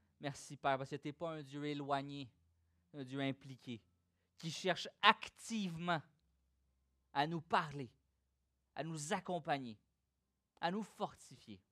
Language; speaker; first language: French; native; French